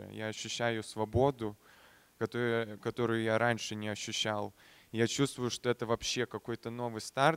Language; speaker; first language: Russian; early bilingual, heritage; Russian